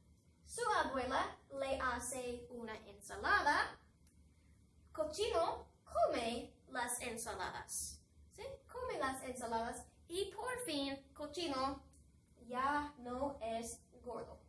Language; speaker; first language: Spanish; non-native, fluent; English